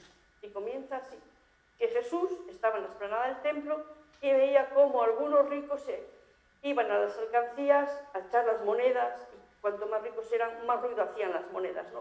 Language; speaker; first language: Spanish; native; Spanish